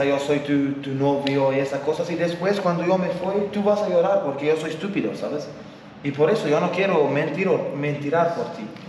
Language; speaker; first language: Spanish; non-native, learner; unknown